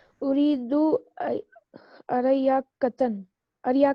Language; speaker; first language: Arabic; non-native, learner; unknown